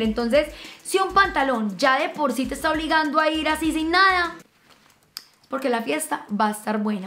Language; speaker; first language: Spanish; native; Spanish